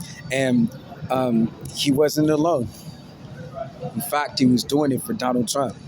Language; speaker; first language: English; native; English